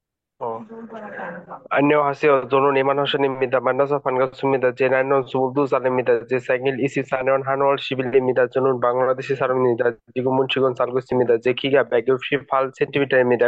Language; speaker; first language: Korean; non-native, learner; Bangla